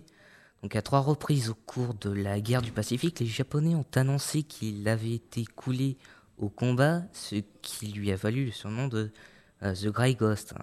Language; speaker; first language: French; native; French